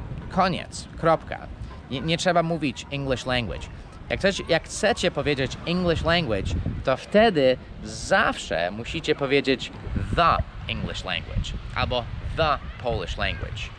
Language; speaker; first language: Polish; non-native, fluent; English